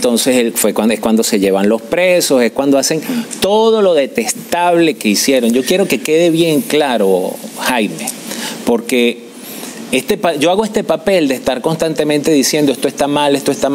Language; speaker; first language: Spanish; native; Spanish